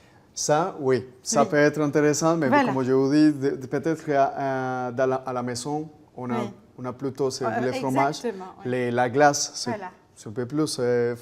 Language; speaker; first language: French; non-native, fluent; Spanish